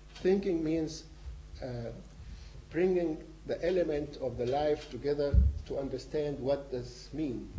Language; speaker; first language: English; non-native, fluent; Arabic